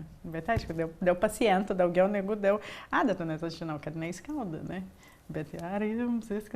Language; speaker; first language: Lithuanian; early bilingual, heritage; Lithuanian